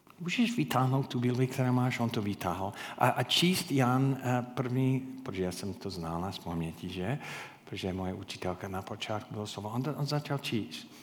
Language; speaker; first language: Czech; non-native, fluent; English